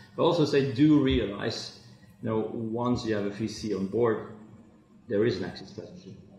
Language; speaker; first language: English; non-native, fluent; Dutch